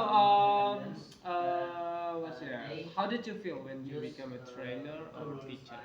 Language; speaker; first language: English; non-native, learner; Indonesian